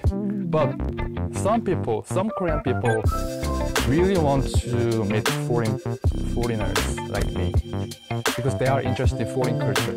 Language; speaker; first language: English; non-native, learner; Korean